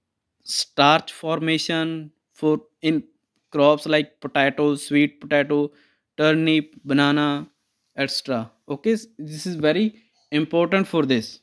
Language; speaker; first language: English; non-native, local second language; Punjabi